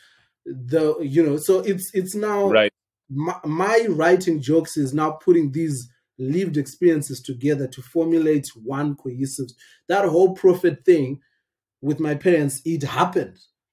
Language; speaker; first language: English; non-native, local second language; Shona